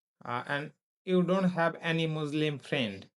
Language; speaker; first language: English; non-native, learner; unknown